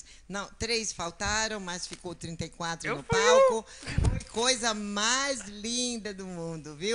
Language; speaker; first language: Portuguese; native; Portuguese